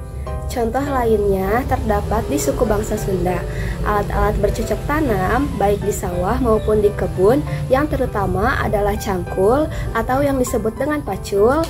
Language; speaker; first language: Indonesian; native; Indonesian